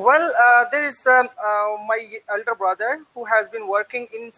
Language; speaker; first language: English; non-native, learner; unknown